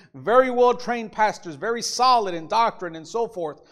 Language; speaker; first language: English; native; English